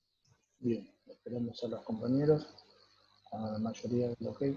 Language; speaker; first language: Spanish; native; Spanish